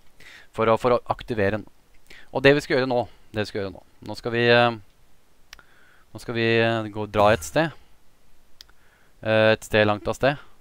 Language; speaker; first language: Norwegian; native; Norwegian